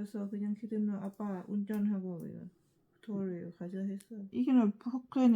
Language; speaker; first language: Korean; non-native, learner; Lao